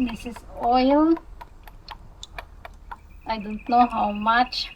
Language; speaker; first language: English; non-native, local second language; Filipino